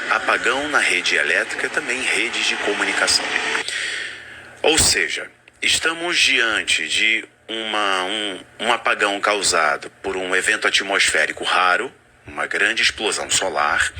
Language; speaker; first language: Portuguese; native; Portuguese